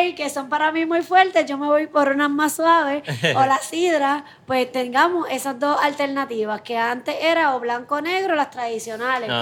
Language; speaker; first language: Spanish; native; Spanish